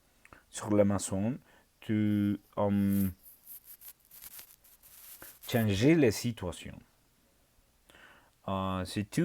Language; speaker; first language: French; non-native, learner; Spanish